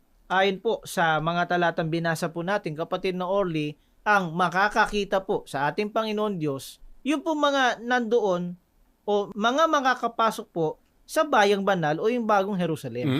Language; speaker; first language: Filipino; native; Filipino